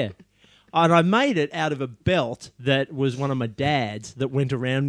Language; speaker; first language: English; native; English